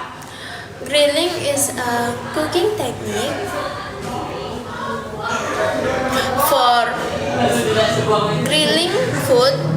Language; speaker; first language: English; non-native, learner; Indonesian